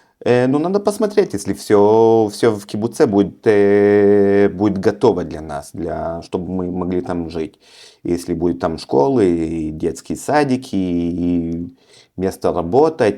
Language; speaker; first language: Russian; early bilingual, heritage; Russian